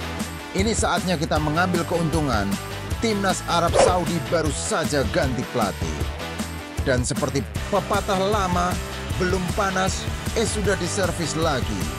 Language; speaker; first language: Indonesian; native; Indonesian